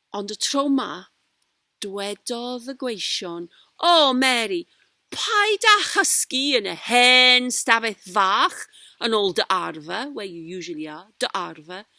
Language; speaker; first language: Welsh; non-native, local second language; English